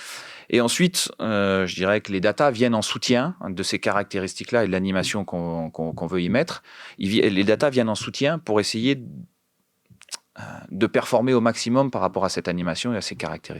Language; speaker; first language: French; native; French